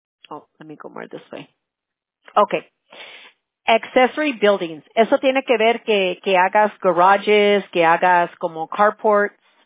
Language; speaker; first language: Spanish; early bilingual, other home language; English